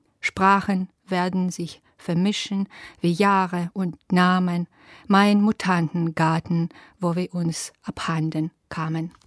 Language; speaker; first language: German; non-native, fluent; Belarusian